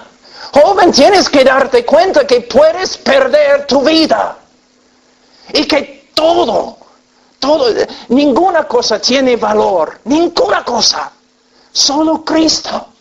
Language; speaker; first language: Spanish; non-native, fluent; English